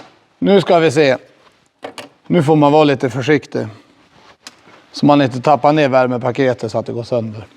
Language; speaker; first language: Swedish; native; Swedish